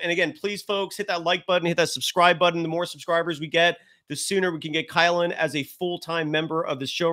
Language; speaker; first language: English; native; English